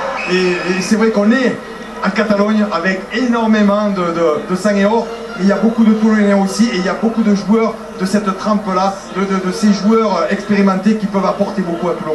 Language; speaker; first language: French; native; French